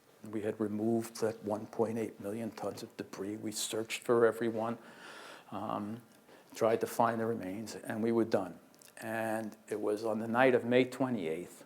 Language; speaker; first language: English; native; English